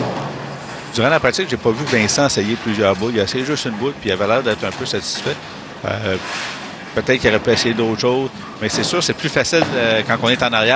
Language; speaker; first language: French; native; French